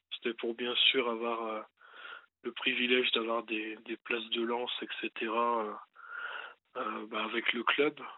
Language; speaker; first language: French; native; French